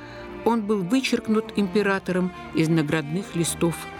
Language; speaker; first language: Russian; native; Russian